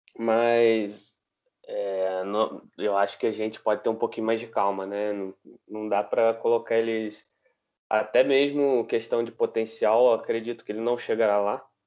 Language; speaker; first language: Portuguese; native; Portuguese